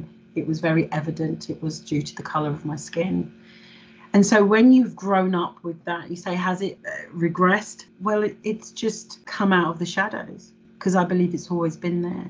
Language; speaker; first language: English; native; English